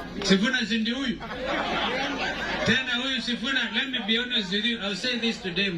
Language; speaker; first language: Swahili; non-native, local second language; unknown